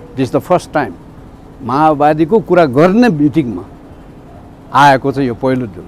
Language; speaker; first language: Nepali; native; Nepali